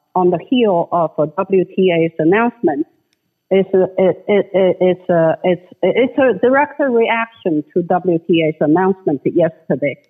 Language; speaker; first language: English; non-native, fluent; Chinese